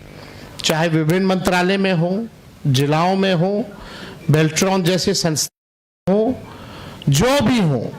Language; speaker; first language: Hindi; native; Hindi